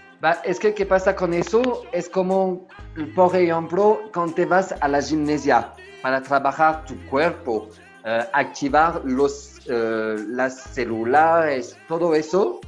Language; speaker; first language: Spanish; non-native, learner; French